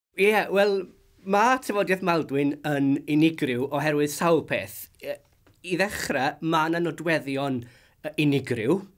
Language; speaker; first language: Welsh; native; Welsh